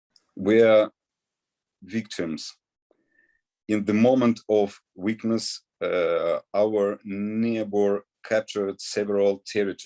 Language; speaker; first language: English; non-native, learner; Ukrainian